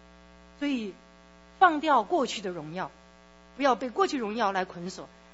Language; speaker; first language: Chinese; native; Chinese